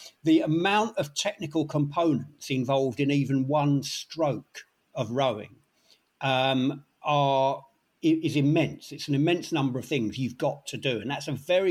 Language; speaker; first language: English; native; English